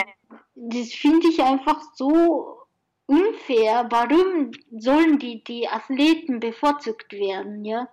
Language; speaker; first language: German; non-native, learner; Japanese